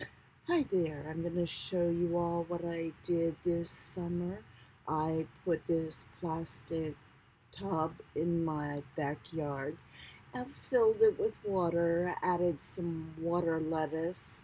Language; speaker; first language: English; native; English